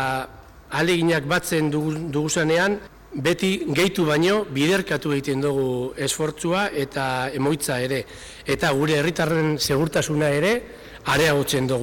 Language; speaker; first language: Basque; native; Basque